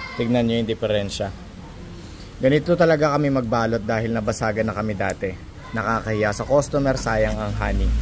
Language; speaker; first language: Filipino; non-native, local second language; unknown